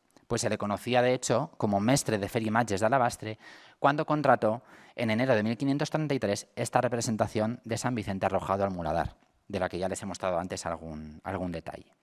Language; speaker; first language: Spanish; native; Spanish